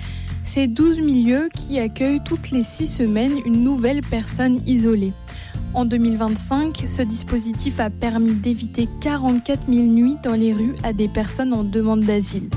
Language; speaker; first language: French; native; French